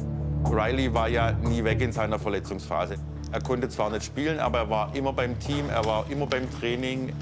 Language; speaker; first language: German; native; German